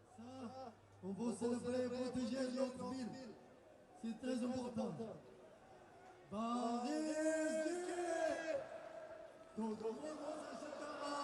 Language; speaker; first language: French; non-native, learner; Arabic